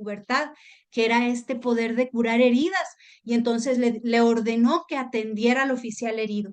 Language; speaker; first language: Spanish; native; Spanish